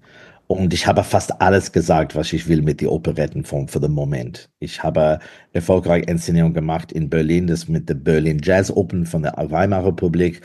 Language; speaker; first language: German; non-native, fluent; English